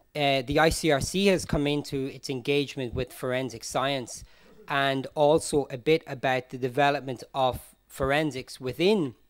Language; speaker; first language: English; native; English